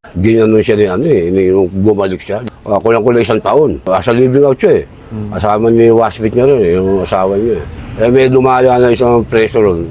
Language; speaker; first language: Filipino; native; Filipino